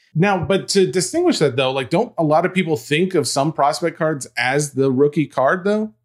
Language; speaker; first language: English; native; English